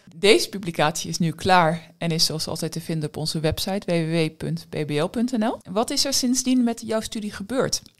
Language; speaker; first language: Dutch; native; Dutch